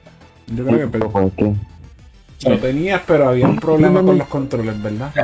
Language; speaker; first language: Spanish; native; Spanish